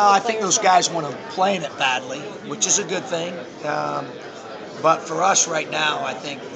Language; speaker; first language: English; native; English